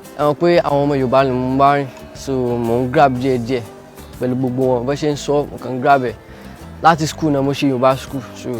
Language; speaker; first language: Yoruba; early bilingual, other home language; Portuguese